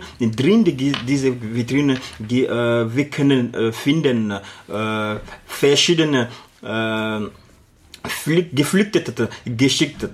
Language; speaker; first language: German; non-native, learner; Arabic